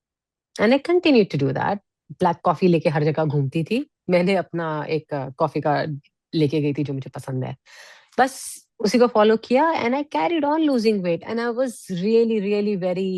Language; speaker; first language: Hindi; native; Hindi